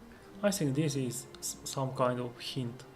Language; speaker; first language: English; non-native, learner; Japanese